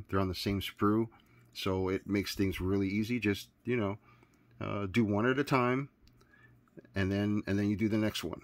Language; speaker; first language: English; native; English